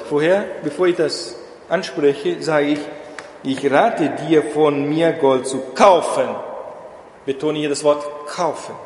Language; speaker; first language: German; non-native, fluent; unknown